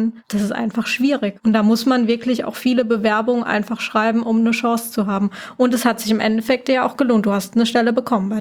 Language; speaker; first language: German; native; German